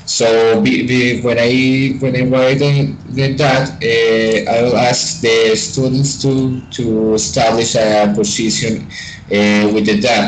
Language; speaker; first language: English; non-native, fluent; Spanish